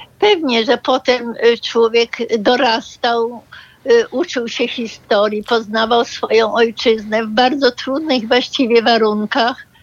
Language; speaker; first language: Polish; early bilingual, other home language; German